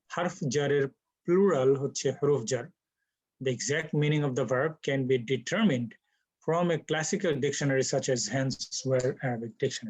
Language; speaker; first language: English; non-native, local second language; Bangla